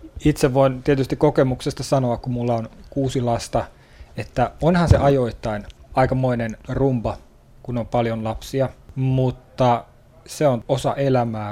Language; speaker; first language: Finnish; native; Finnish